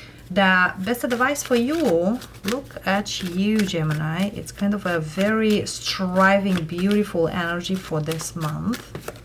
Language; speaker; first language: English; non-native, fluent; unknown